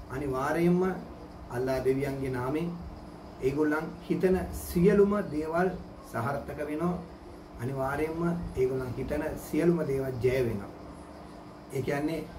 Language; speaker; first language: Sinhala; non-native, local second language; Tamil